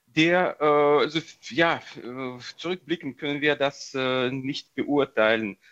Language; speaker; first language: German; non-native, fluent; Russian